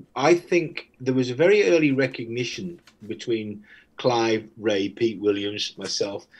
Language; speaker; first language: English; native; English